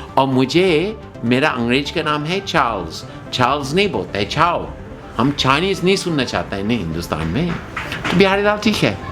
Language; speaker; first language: Hindi; non-native, fluent; English